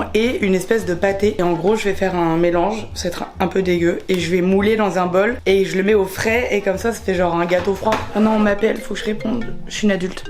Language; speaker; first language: French; native; French